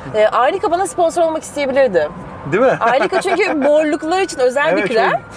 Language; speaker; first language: Turkish; early bilingual, other home language; Russian